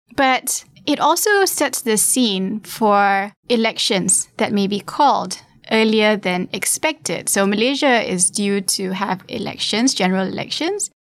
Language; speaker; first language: English; non-native, local second language; Malay